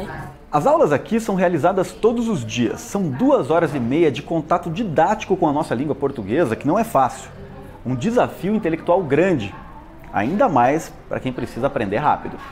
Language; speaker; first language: Portuguese; native; Portuguese